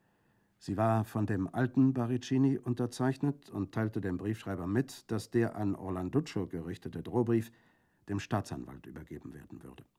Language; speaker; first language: German; native; German